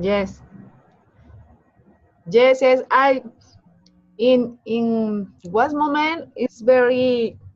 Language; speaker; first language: English; non-native, learner; Spanish